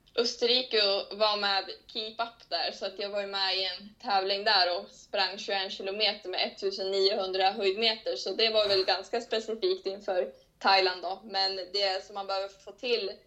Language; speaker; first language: Swedish; native; Swedish